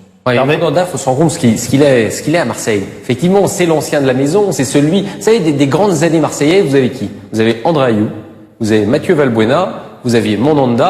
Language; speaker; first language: French; native; French